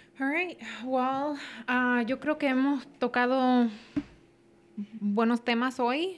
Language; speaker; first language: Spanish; early bilingual, heritage; Spanish